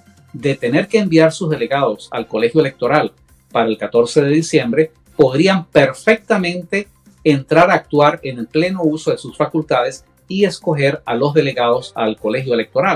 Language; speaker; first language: Spanish; native; Spanish